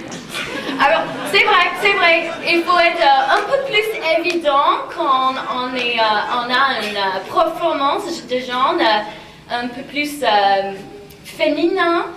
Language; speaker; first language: French; non-native, fluent; English